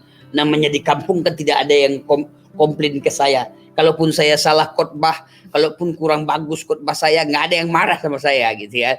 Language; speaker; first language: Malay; non-native, local second language; Achinese